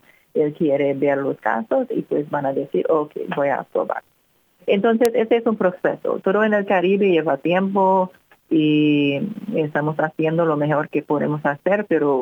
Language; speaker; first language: Spanish; non-native, fluent; English